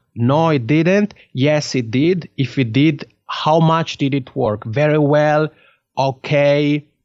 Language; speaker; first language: English; non-native, fluent; French